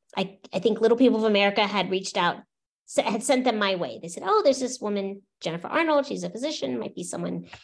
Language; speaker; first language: English; native; English